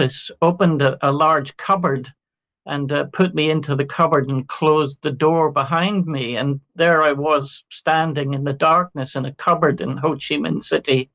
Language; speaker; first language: English; native; English